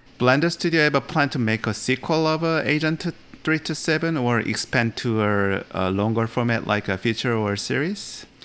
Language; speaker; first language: English; non-native, fluent; Korean